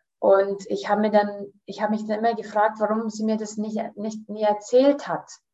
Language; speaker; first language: German; early bilingual, heritage; German